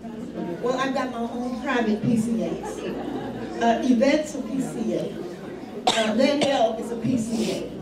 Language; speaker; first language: English; native; English